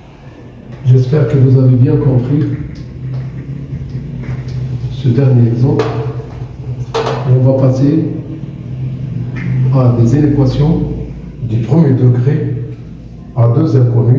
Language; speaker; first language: French; non-native, local second language; Arabic